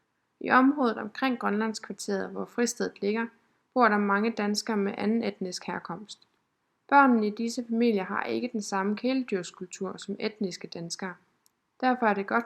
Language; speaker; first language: Danish; native; Danish